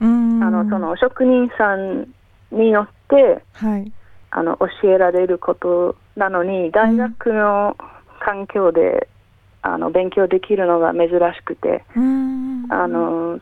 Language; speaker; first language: Japanese; non-native, fluent; English